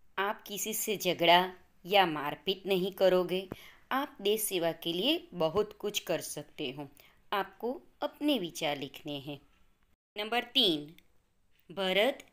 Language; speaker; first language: Hindi; non-native, local second language; Gujarati